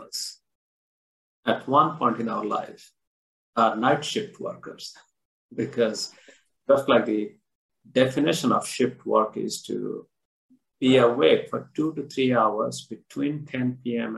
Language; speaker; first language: English; non-native, local second language; Odia